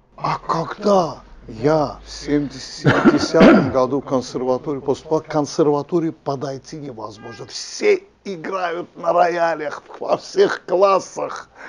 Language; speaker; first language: Russian; non-native, local second language; Azerbaijani